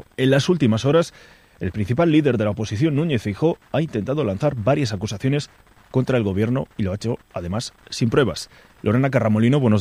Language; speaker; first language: Spanish; native; Spanish